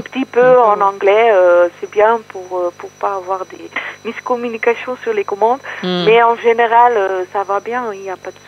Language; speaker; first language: French; non-native, fluent; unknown